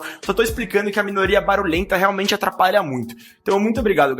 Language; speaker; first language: Portuguese; native; Portuguese